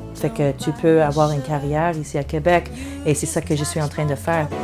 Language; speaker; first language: English; native; English